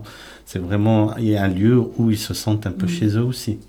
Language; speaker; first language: French; native; French